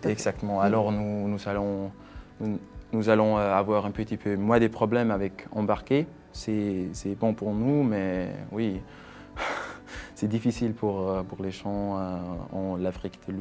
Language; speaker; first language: French; non-native, fluent; Swiss German